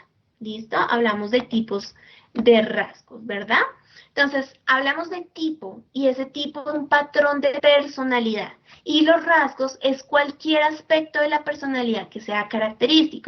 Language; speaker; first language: Spanish; native; Spanish